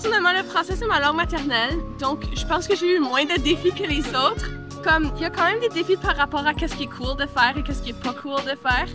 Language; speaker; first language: French; native; French